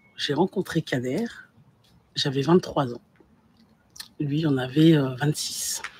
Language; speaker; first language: French; non-native, local second language; Bambara